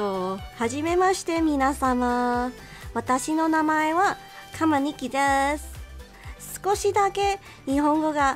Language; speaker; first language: Japanese; non-native, learner; Cantonese